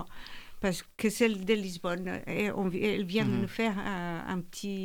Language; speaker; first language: French; non-native, fluent; Portuguese